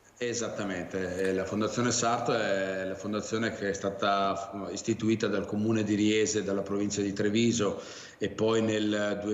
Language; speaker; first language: Italian; native; Italian